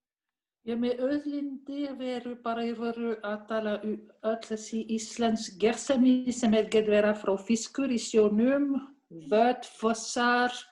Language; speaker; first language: Icelandic; non-native, learner; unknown